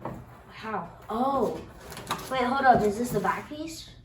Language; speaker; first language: English; native; English